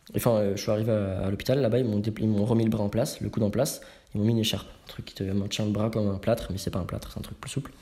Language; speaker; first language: French; native; French